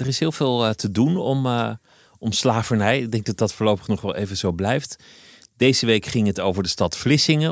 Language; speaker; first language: Dutch; native; Dutch